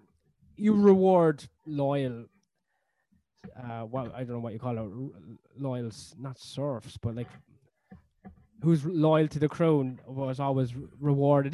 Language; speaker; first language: English; native; English